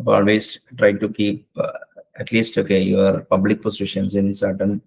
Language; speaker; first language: English; non-native, local second language; Malayalam